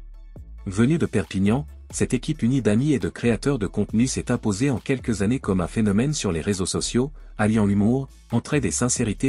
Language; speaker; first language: French; native; French